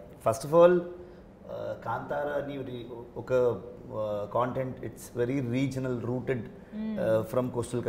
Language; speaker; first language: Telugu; non-native, learner; Kannada